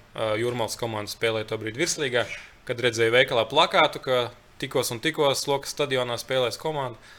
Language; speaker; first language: Latvian; early bilingual, other home language; Lithuanian